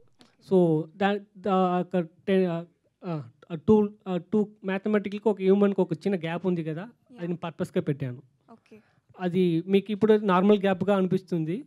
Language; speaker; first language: Telugu; non-native, fluent; Tamil